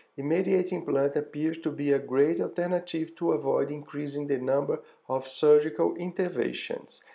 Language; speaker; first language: English; non-native, fluent; Portuguese